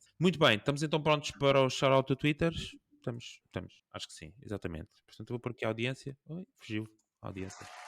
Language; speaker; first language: Portuguese; native; Portuguese